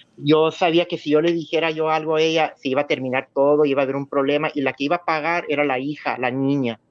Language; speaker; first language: Spanish; early bilingual, heritage; Spanish